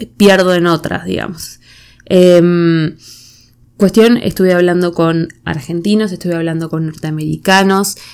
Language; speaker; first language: Spanish; native; Spanish